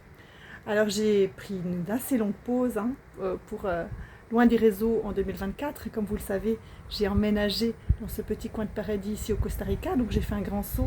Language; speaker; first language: French; native; French